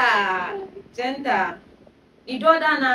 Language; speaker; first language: Chinese; non-native, fluent; Yoruba